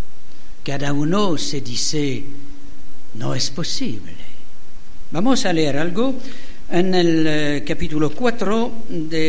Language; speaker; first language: Spanish; non-native, fluent; French